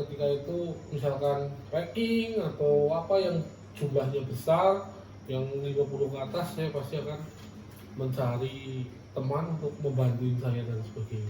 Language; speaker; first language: Indonesian; native; Indonesian